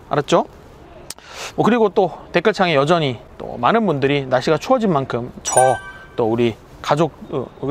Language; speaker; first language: Korean; native; Korean